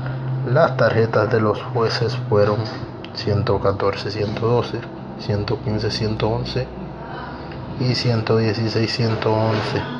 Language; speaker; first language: Spanish; native; Spanish